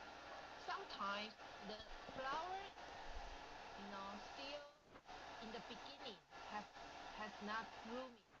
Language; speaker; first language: English; non-native, learner; Chinese